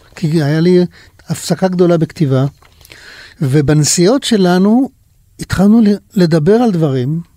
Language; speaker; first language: Hebrew; native; Hebrew